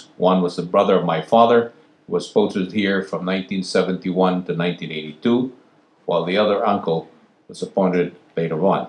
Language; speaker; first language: English; non-native, local second language; Filipino